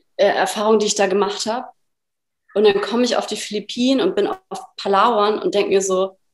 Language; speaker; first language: German; native; German